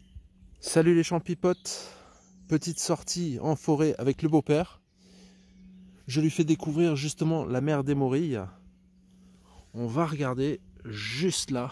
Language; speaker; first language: French; native; French